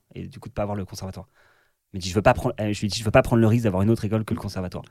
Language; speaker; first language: French; native; French